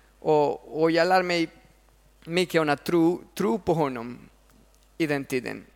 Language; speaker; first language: Swedish; non-native, fluent; Spanish